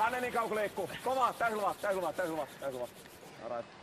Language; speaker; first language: Finnish; native; Finnish